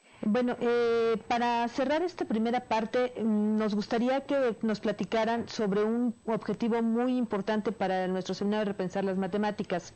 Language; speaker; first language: Spanish; native; Spanish